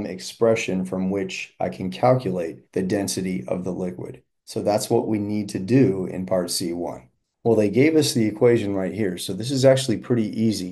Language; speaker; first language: English; native; English